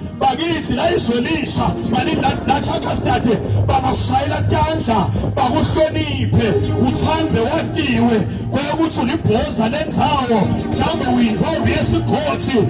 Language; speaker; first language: Zulu; non-native, local second language; Swati